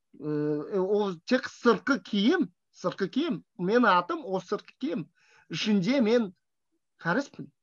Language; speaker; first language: Kazakh; non-native, fluent; Russian